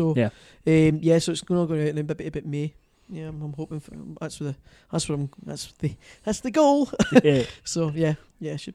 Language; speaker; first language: English; native; English